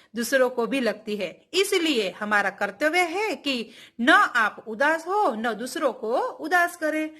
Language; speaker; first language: Hindi; non-native, local second language; Gujarati